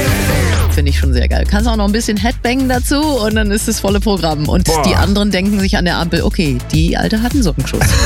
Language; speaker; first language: German; native; German